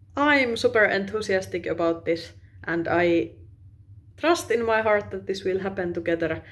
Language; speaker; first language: English; non-native, fluent; Finnish